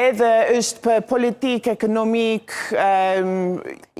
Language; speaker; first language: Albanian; non-native, learner; English